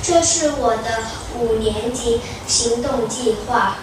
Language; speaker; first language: Chinese; non-native, local second language; Cantonese